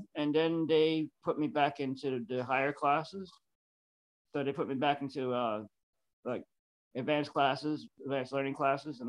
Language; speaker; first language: English; early bilingual, other home language; Spanish